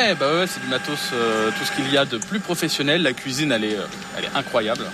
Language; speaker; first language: French; native; French